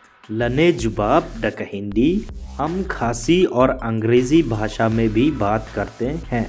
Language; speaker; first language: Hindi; non-native, local second language; Khasi